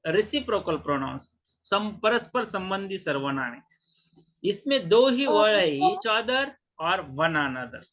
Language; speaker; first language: Hindi; non-native, local second language; Marathi